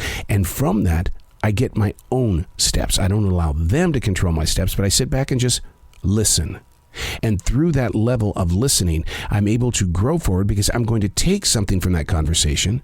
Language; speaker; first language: English; native; English